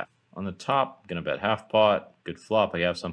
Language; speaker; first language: English; native; English